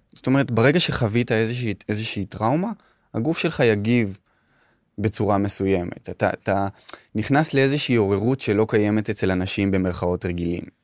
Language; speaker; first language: Hebrew; native; Hebrew